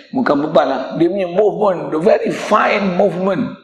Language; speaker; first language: English; non-native, local second language; Malay